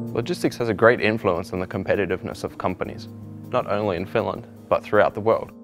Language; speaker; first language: English; native; English